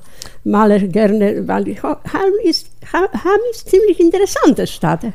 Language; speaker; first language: German; non-native, learner; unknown